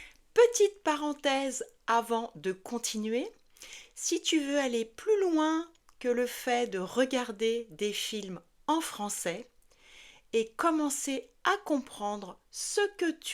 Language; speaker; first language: French; native; French